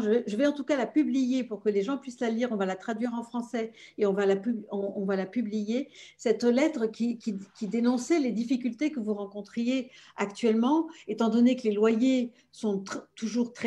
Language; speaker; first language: French; native; French